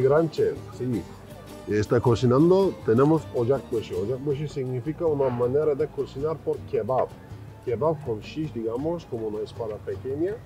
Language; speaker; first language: Spanish; non-native, fluent; Turkish